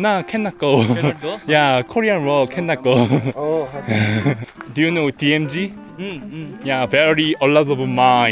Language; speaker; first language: English; non-native, learner; Korean